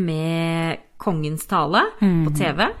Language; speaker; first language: Norwegian; native; Norwegian